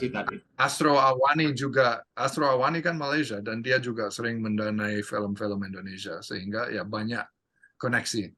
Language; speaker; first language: Indonesian; non-native, fluent; English